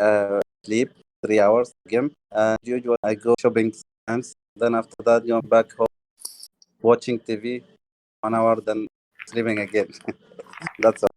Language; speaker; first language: English; non-native, learner; Arabic